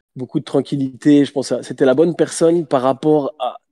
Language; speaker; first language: French; native; French